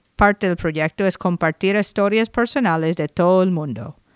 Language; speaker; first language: Spanish; non-native, fluent; English